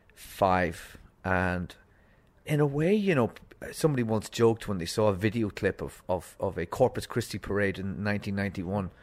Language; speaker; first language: English; native; English